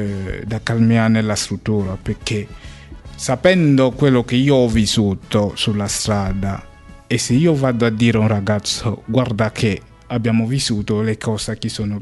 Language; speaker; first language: Italian; non-native, fluent; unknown